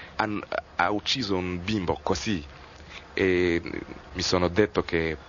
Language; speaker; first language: Italian; non-native, fluent; Kinyarwanda